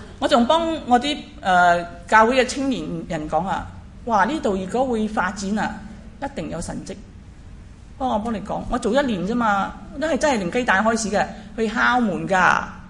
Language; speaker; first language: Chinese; native; Chinese